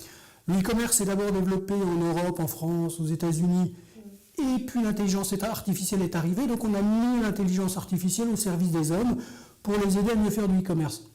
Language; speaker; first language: French; native; French